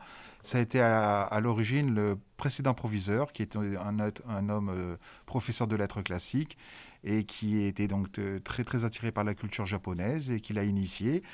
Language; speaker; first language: French; native; French